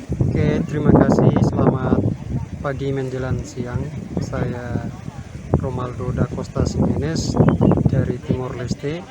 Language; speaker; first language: Indonesian; non-native, fluent; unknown